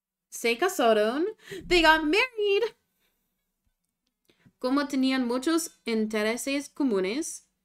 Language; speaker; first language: Spanish; non-native, learner; English